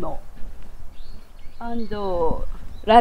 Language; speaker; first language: English; non-native, learner; Japanese